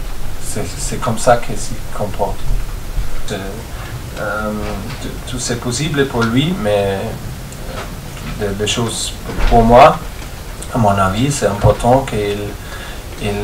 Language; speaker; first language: French; non-native, fluent; German